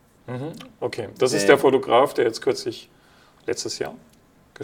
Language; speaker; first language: German; native; German